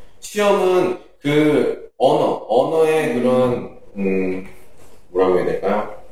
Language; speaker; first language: Korean; native; Korean